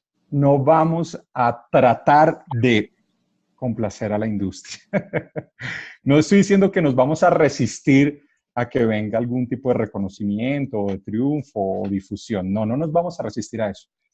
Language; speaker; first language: Spanish; native; Spanish